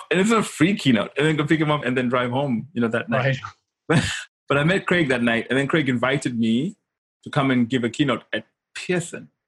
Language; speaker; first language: English; non-native, local second language; Shona